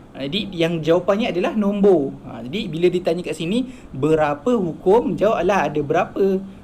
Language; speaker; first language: Malay; native; Malay